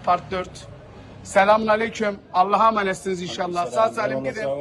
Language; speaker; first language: Turkish; native; Turkish